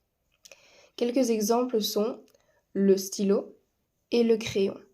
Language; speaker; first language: French; non-native, fluent; Spanish